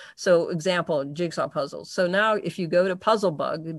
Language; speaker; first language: English; native; English